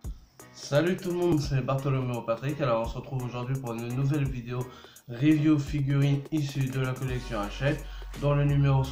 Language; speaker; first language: French; native; French